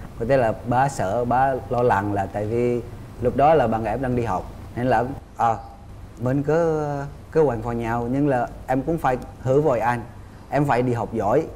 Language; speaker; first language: Vietnamese; non-native, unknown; Indonesian